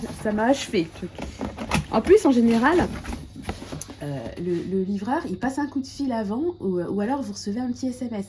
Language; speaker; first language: French; native; French